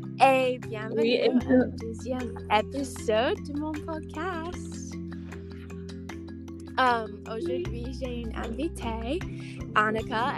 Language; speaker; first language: French; non-native, learner; English